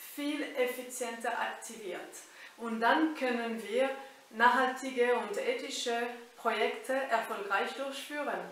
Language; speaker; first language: German; non-native, fluent; French